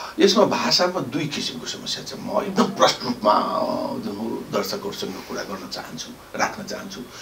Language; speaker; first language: Nepali; non-native, local second language; Maithili